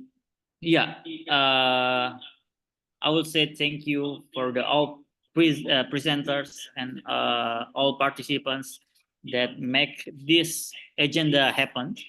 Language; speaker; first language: English; non-native, learner; Indonesian